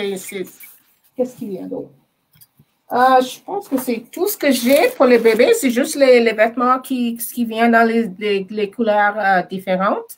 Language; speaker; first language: French; non-native, learner; English